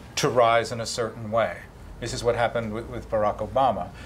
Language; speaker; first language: English; native; English